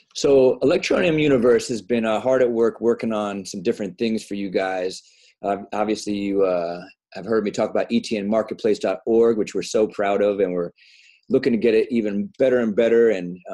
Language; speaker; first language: English; native; English